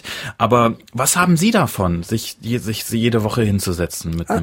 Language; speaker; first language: German; native; German